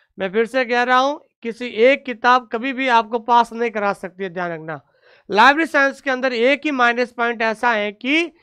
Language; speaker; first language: Hindi; native; Hindi